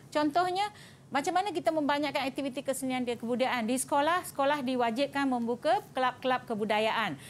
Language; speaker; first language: Malay; non-native, local second language; Tamil